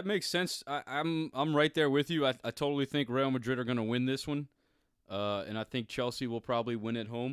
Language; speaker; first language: English; native; English